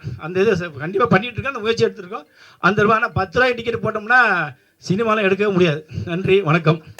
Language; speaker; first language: Tamil; native; Tamil